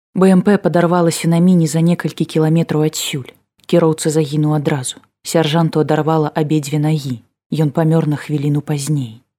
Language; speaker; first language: Belarusian; native; Belarusian